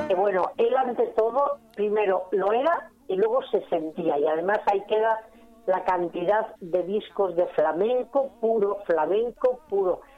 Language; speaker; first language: Spanish; native; Spanish